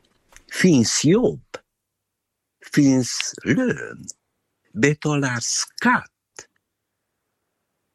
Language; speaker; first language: Swedish; non-native, learner; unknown